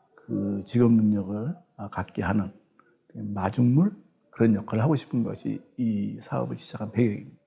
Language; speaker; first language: Korean; native; Korean